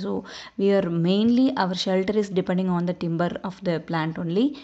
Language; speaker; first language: English; non-native, local second language; Tamil